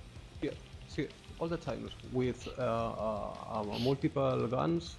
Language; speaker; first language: English; non-native, learner; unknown